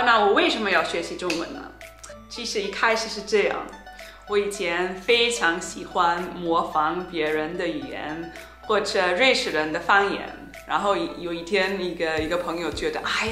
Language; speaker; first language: Chinese; non-native, fluent; German